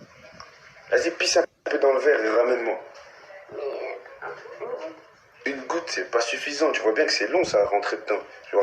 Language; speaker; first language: French; native; French